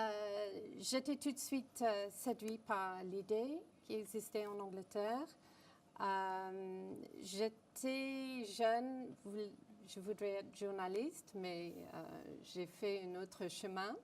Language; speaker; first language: French; non-native, fluent; English